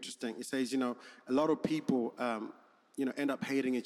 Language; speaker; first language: English; non-native, local second language; Shona